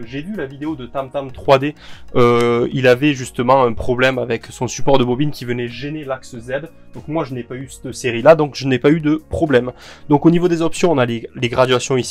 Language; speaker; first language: French; native; French